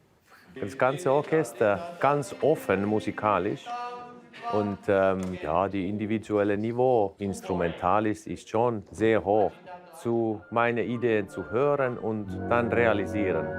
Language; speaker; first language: German; non-native, fluent; Finnish